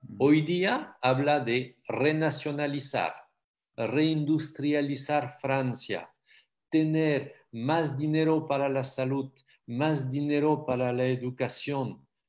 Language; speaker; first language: Spanish; non-native, fluent; French